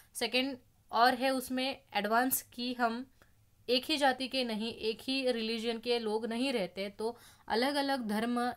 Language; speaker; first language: Hindi; non-native, local second language; Marathi